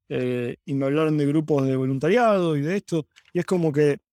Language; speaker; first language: Spanish; native; Spanish